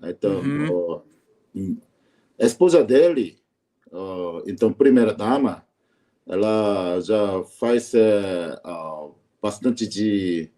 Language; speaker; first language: Portuguese; non-native, learner; Korean